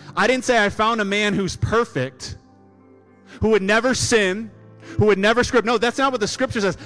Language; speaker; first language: English; native; English